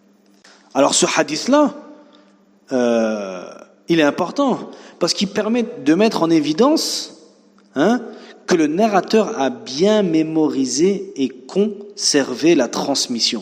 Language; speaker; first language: French; native; French